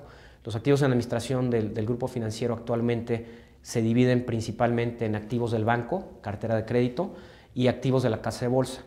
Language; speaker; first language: Spanish; native; Spanish